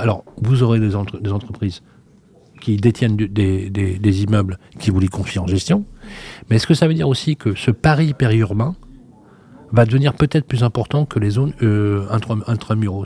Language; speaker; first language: French; native; French